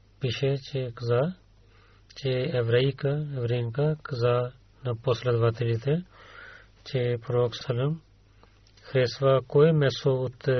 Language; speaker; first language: Bulgarian; non-native, learner; Urdu